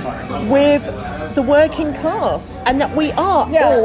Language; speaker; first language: English; native; English